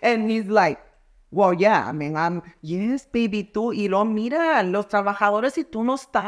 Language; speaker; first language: Spanish; early bilingual, other home language; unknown